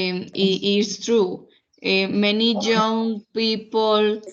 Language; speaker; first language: English; non-native, fluent; Spanish